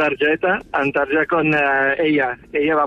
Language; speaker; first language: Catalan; non-native, learner; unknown